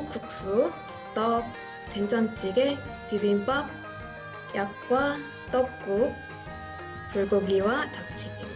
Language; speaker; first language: Korean; non-native, fluent; Arabic